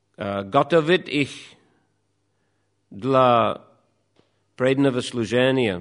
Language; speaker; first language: Russian; non-native, fluent; English